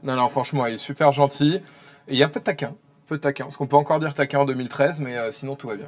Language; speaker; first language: French; native; French